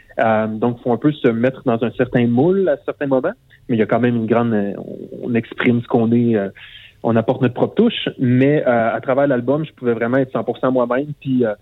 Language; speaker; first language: French; native; French